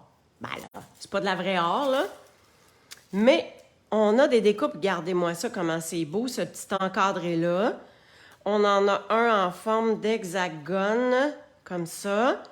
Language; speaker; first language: French; native; French